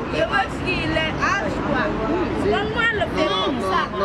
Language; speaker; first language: French; non-native, learner; Wolof